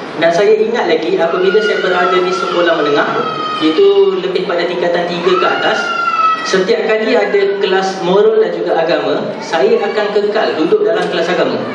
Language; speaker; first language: Malay; non-native, local second language; Tamil